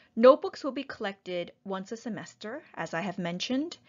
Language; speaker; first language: English; native; English